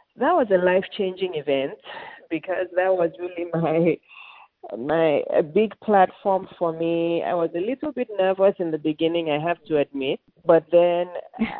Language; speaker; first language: English; non-native, local second language; Yoruba